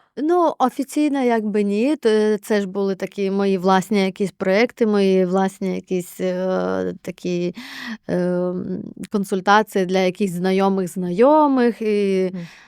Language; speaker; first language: Ukrainian; native; Ukrainian